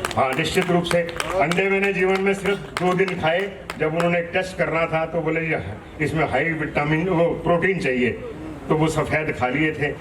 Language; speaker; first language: Hindi; non-native, local second language; Punjabi